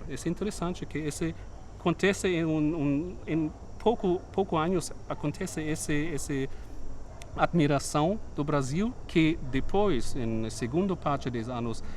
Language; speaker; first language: Portuguese; non-native, fluent; German